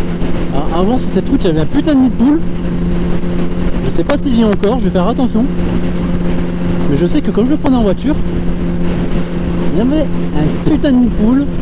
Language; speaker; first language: French; native; French